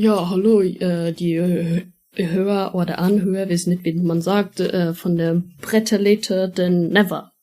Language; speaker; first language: German; non-native, learner; Portuguese